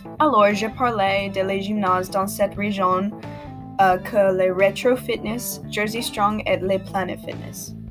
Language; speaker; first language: French; non-native, learner; English